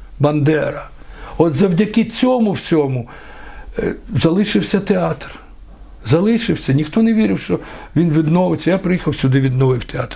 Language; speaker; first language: Ukrainian; native; Ukrainian